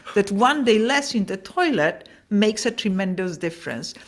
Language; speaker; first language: English; non-native, fluent; Polish